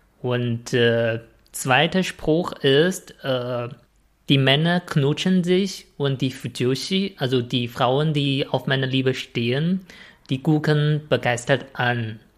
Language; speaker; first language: German; non-native, fluent; Chinese